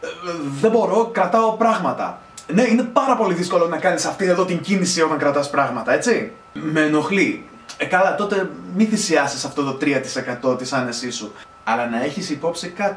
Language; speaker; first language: Greek; native; Greek